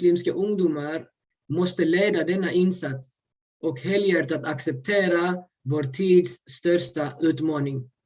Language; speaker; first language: Swedish; early bilingual, other home language; Urdu